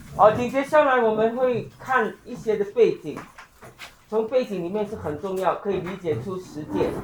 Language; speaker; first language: Chinese; native; Chinese